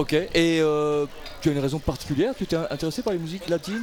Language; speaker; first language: French; native; French